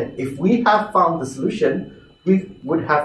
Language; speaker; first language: English; non-native, local second language; Malay